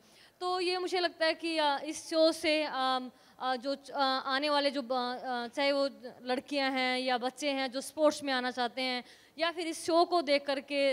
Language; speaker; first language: Hindi; native; Hindi